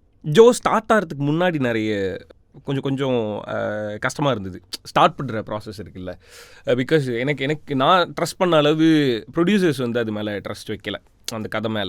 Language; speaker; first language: Tamil; native; Tamil